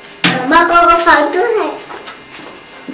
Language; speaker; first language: Cantonese; early bilingual, heritage; Cantonese